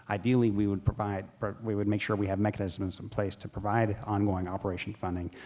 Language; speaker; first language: English; native; English